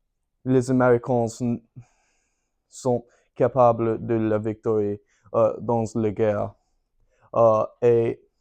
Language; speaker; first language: French; non-native, learner; English